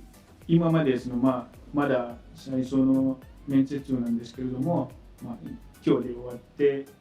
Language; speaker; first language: Japanese; non-native, fluent; Indonesian